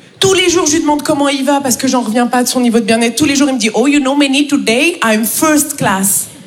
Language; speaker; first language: French; native; French